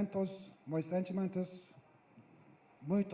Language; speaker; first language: Portuguese; non-native, learner; Turkish